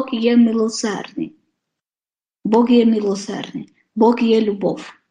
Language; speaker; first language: Ukrainian; non-native, fluent; Polish